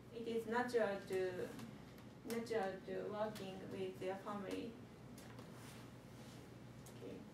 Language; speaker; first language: English; non-native, learner; Japanese